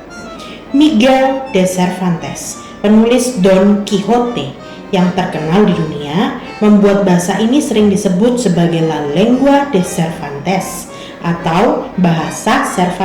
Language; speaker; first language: Indonesian; native; Indonesian